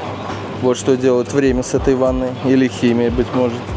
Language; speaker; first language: Russian; native; Russian